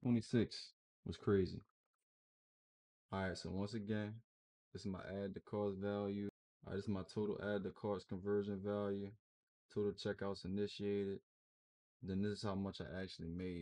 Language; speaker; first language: English; native; English